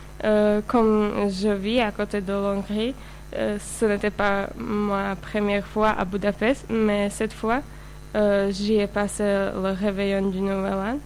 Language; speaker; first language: French; non-native, fluent; Slovak